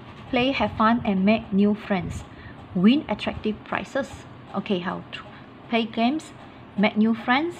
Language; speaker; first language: English; non-native, local second language; Chinese